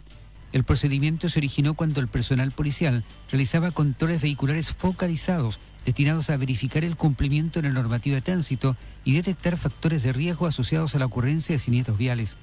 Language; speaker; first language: Spanish; native; Spanish